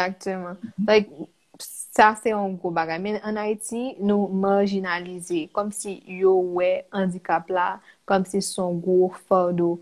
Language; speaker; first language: French; non-native, local second language; Haitian Creole